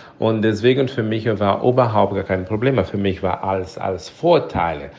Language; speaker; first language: German; non-native, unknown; Portuguese